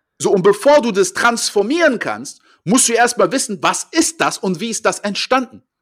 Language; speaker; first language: German; early bilingual, heritage; French